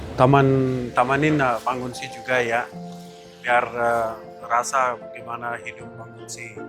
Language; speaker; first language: Indonesian; non-native, fluent; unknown